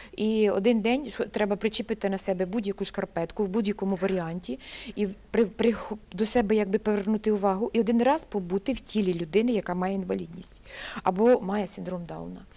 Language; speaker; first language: Ukrainian; native; Ukrainian